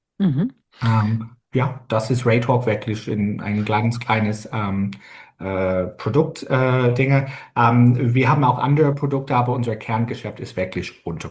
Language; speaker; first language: German; non-native, fluent; English